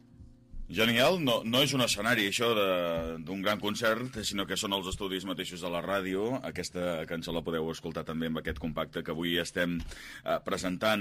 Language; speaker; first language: Catalan; native; Catalan